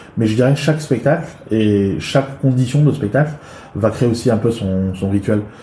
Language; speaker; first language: French; early bilingual, other home language; Chinese